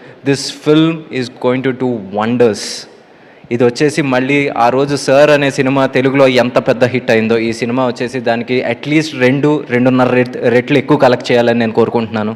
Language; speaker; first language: Telugu; native; Telugu